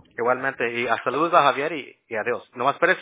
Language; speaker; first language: Spanish; early bilingual, heritage; English